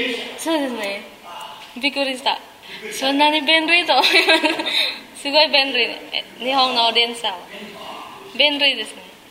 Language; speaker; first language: Japanese; non-native, learner; Indonesian